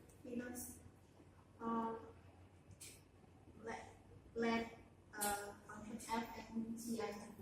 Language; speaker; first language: English; non-native, learner; Indonesian